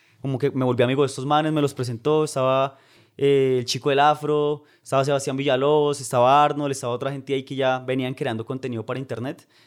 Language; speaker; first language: Spanish; native; Spanish